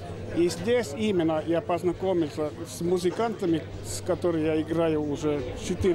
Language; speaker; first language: Russian; non-native, fluent; Finnish